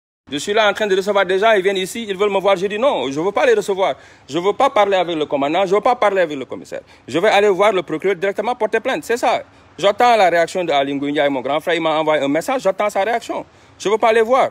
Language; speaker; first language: French; non-native, local second language; Wolof